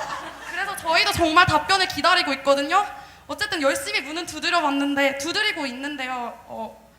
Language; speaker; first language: Korean; native; Korean